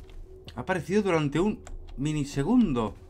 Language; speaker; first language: Spanish; native; Spanish